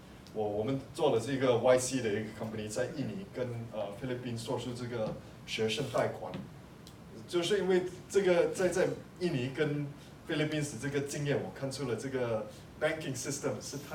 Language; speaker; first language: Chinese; non-native, local second language; English